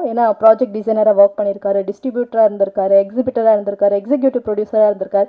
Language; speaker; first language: Tamil; native; Tamil